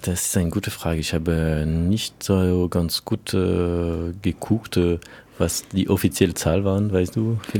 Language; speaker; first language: German; non-native, fluent; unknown